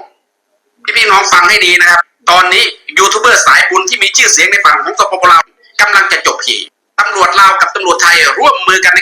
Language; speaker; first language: Thai; native; Thai